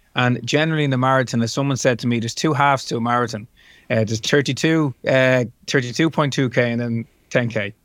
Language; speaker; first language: English; native; English